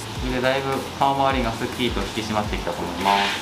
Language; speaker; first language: Japanese; native; Japanese